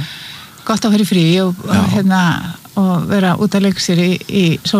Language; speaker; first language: Icelandic; native; Icelandic